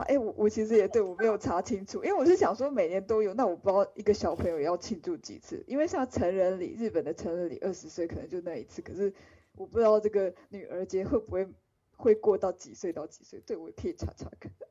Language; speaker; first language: Chinese; native; Chinese